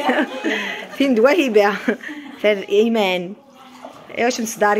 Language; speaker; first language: Arabic; native; Arabic